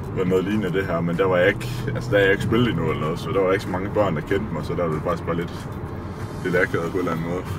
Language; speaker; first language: Danish; native; Danish